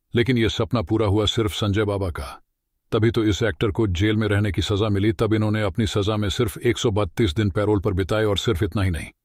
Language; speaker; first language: Hindi; native; Hindi